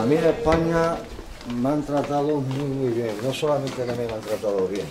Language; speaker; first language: Spanish; non-native, fluent; Arabic